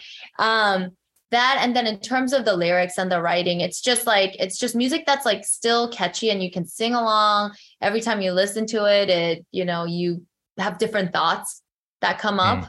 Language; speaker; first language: English; early bilingual, other home language; Korean